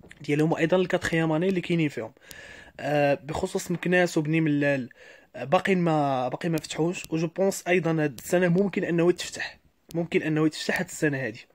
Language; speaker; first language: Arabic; native; Arabic